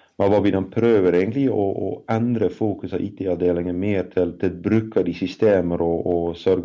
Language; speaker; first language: Norwegian; non-native, fluent; Dutch